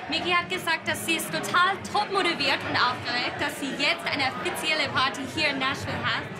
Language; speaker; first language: German; non-native, learner; English